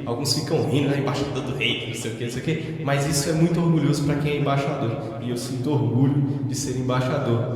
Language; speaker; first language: Portuguese; native; Portuguese